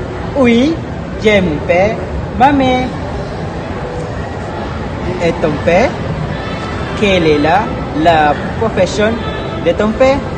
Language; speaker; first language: French; non-native, learner; Malay